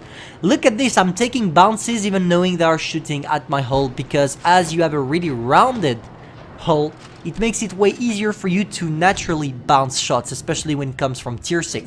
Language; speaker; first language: English; non-native, fluent; French